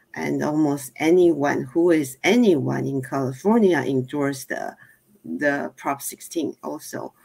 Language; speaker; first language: English; non-native, fluent; Chinese